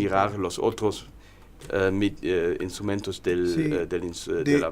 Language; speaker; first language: Spanish; non-native, learner; German